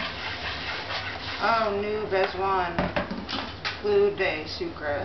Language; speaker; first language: French; non-native, learner; English